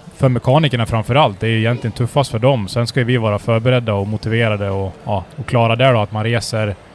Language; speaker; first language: Swedish; native; Swedish